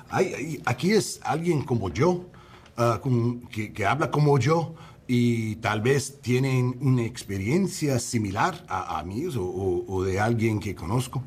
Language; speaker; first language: Spanish; early bilingual, heritage; English